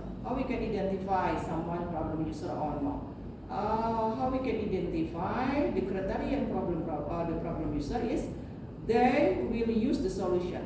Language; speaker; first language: English; non-native, learner; Indonesian